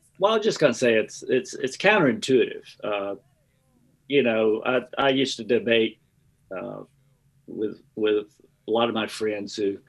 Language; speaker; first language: English; native; English